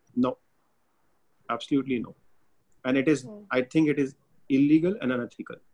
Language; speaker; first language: English; non-native, local second language; Hindi